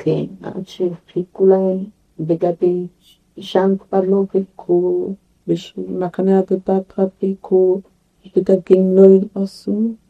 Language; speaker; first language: Hebrew; non-native, fluent; Yiddish